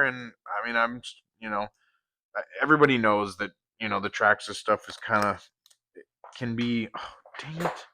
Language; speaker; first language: English; native; English